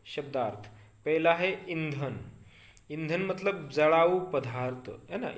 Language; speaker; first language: Hindi; non-native, local second language; Marathi